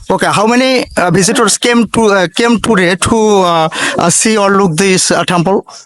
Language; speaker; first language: English; non-native, local second language; Bangla